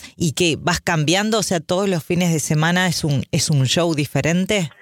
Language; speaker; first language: Spanish; native; Spanish